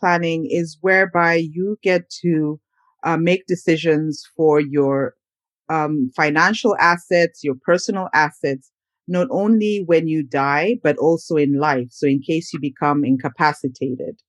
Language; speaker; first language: English; non-native, local second language; Ganda